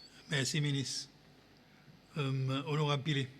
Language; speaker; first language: French; non-native, local second language; Seselwa Creole French